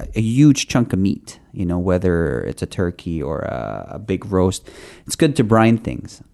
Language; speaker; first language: English; non-native, local second language; Filipino